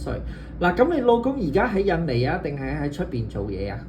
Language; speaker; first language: Cantonese; native; Cantonese